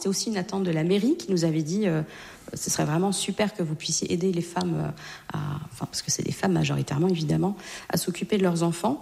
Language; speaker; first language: French; native; French